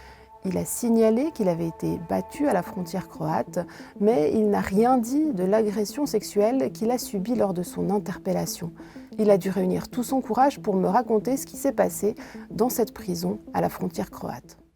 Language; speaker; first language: French; native; French